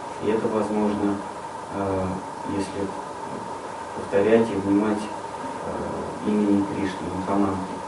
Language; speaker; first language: Russian; native; Russian